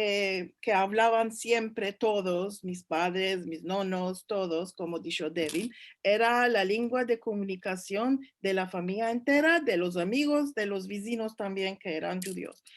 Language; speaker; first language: Spanish; early bilingual, heritage; Turkish